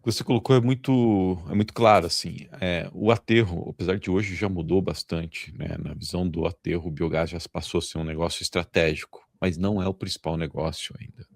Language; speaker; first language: Portuguese; native; Portuguese